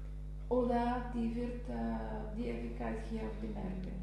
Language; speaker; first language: German; non-native, learner; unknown